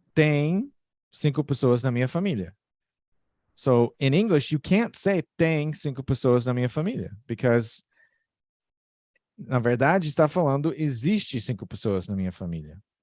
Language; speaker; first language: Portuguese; non-native, fluent; English